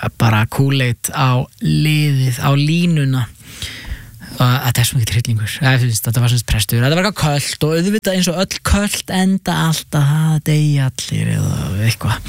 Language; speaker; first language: Icelandic; native; Icelandic